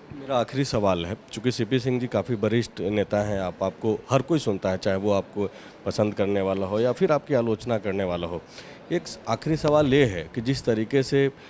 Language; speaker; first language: Hindi; native; Hindi